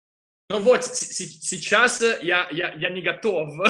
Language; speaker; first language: Russian; non-native, learner; Italian